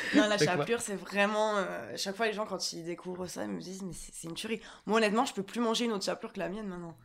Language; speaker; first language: French; native; French